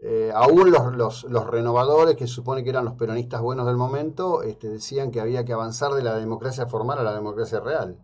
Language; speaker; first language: Spanish; native; Spanish